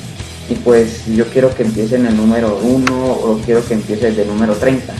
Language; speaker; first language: Spanish; native; Spanish